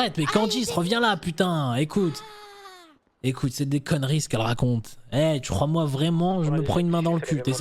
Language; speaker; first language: French; native; French